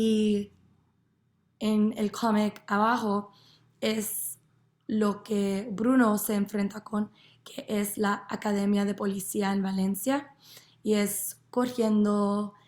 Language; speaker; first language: Spanish; non-native, learner; English